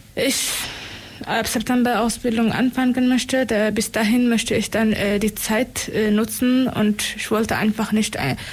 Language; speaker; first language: German; non-native, fluent; Tigrinya